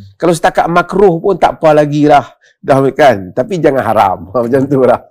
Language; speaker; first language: Malay; native; Malay